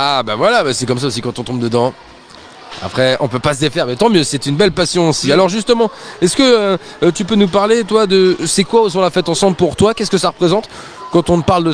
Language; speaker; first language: French; native; French